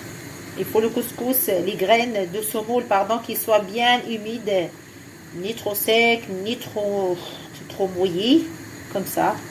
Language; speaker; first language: French; non-native, fluent; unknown